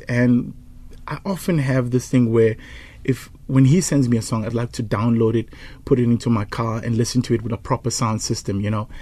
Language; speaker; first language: English; non-native, local second language; Zulu